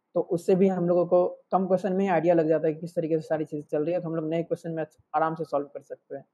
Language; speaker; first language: Hindi; native; Hindi